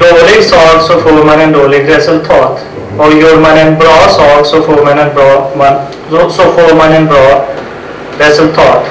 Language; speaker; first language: Swedish; non-native, fluent; Urdu